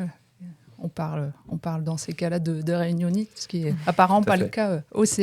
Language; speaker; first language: French; native; French